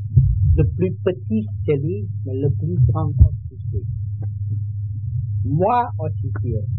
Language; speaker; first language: French; non-native, learner; Vietnamese